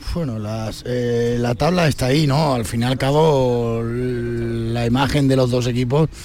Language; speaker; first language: Spanish; native; Spanish